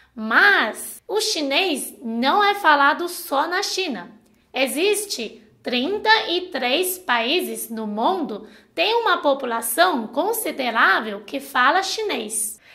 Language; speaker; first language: Portuguese; non-native, fluent; Chinese